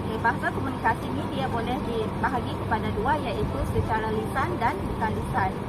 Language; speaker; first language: Malay; non-native, local second language; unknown